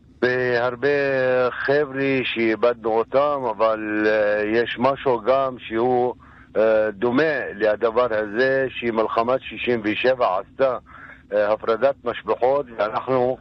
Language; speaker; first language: Hebrew; non-native, local second language; Arabic